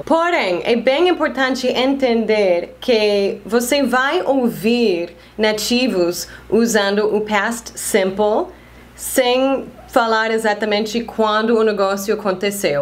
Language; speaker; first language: Portuguese; non-native, fluent; English